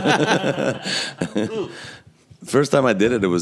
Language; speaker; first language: English; native; English